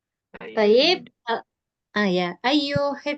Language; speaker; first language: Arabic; non-native, fluent; Indonesian